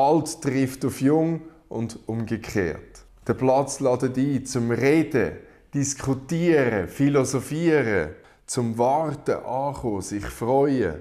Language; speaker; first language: German; native; German